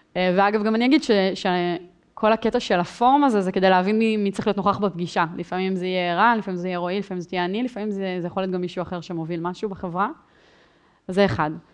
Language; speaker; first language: Hebrew; native; Hebrew